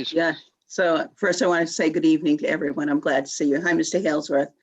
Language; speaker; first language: English; native; English